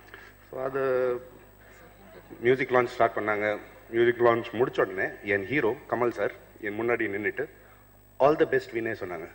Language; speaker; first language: Tamil; non-native, fluent; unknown